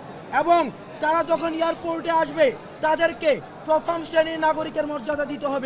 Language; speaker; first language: Bangla; native; Bangla